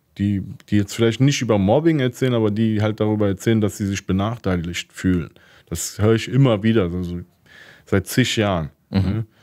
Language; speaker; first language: German; early bilingual, other home language; Turkish